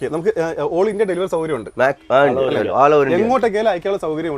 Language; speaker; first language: Malayalam; native; Malayalam